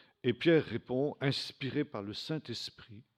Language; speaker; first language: French; native; French